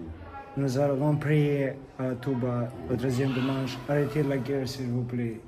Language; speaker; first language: French; non-native, learner; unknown